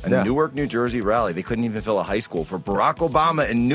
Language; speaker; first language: English; native; English